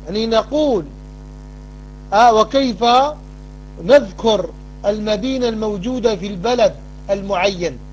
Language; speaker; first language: Arabic; non-native, fluent; French